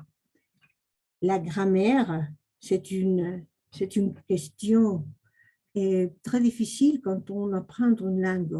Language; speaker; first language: French; non-native, fluent; Spanish